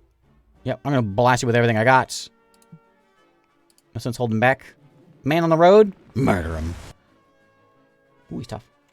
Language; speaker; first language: English; native; English